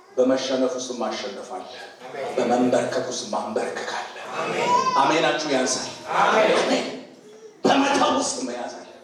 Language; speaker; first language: Amharic; non-native, local second language; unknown